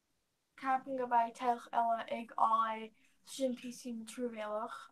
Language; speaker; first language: Irish; non-native, learner; English